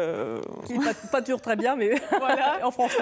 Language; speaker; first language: French; native; French